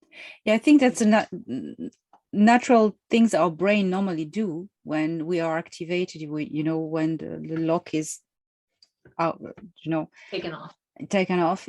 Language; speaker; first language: English; non-native, fluent; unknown